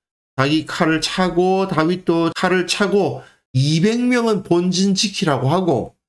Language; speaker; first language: Korean; native; Korean